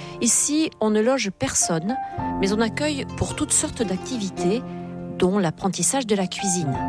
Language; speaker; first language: French; native; French